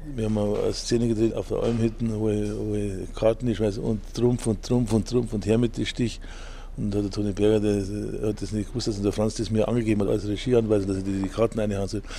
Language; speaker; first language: German; native; German